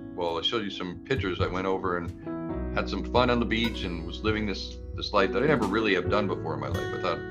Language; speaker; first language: English; native; English